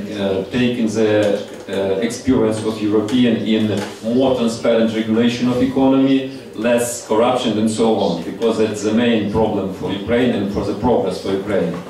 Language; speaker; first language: English; non-native, fluent; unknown